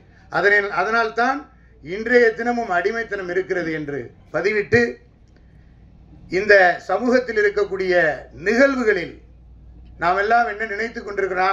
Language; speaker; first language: Tamil; native; Tamil